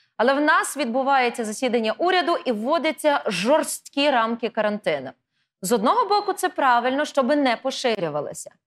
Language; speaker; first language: Ukrainian; native; Ukrainian